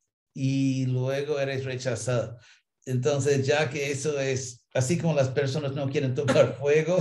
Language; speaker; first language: Spanish; non-native, fluent; English